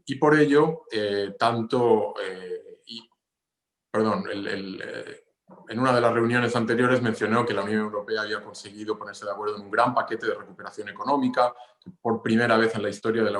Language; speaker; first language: Spanish; non-native, fluent; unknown